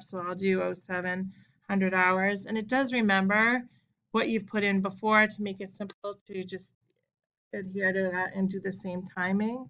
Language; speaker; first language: English; native; English